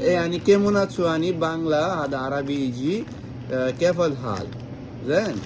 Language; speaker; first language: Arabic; non-native, learner; Bangla